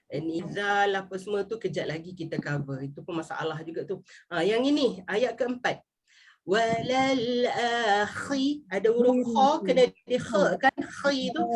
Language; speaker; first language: Malay; native; Malay